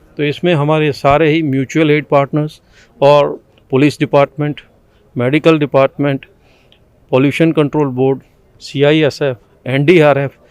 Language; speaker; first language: Hindi; non-native, local second language; Gujarati